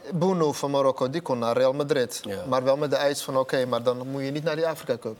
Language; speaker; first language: Dutch; early bilingual, other home language; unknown